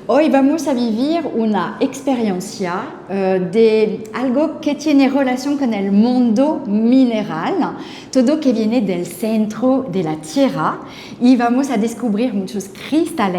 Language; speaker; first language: Spanish; non-native, fluent; French